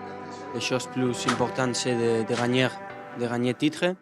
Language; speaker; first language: French; non-native, learner; Spanish